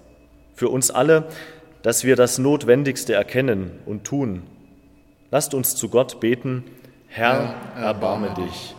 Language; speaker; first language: German; native; German